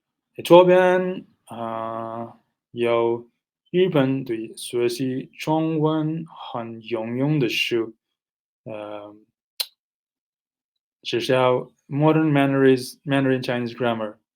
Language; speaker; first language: Chinese; non-native, learner; Nepali